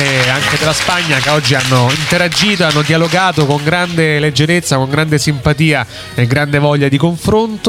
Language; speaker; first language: Italian; native; Italian